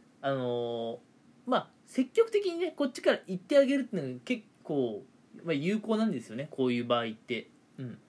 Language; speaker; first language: Japanese; native; Japanese